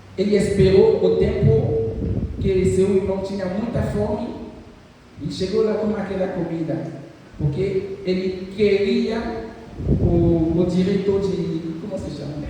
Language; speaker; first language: Portuguese; non-native, fluent; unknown